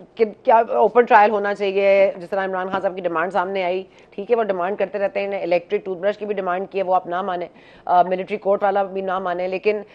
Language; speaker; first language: Urdu; native; Urdu